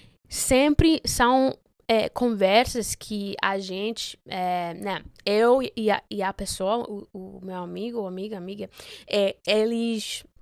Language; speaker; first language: Portuguese; non-native, fluent; Spanish